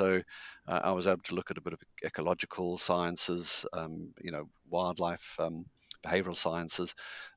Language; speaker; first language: English; native; English